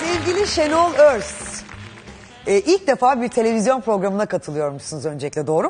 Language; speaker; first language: Turkish; native; Turkish